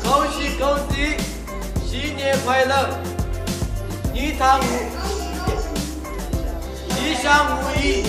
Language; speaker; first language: Chinese; non-native, learner; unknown